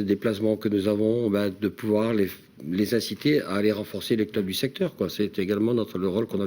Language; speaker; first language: French; native; French